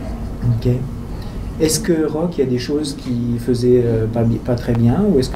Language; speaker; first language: French; native; French